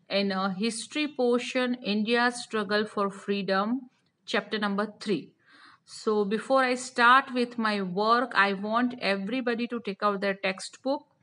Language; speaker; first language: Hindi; non-native, local second language; Gujarati